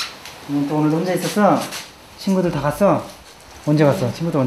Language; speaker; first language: Korean; native; Korean